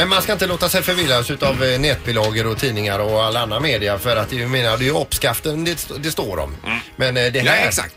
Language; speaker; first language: Swedish; native; Swedish